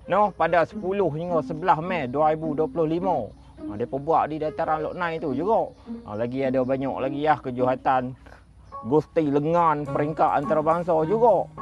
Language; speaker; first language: Malay; native; Malay